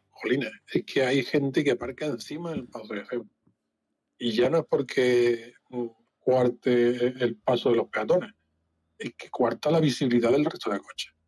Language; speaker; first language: Spanish; native; Spanish